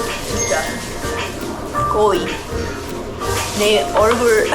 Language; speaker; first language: Korean; non-native, learner; English